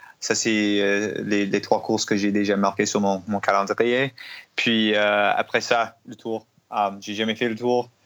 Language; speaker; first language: French; non-native, learner; English